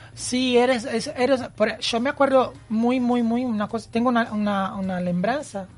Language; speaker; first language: Spanish; non-native, learner; Portuguese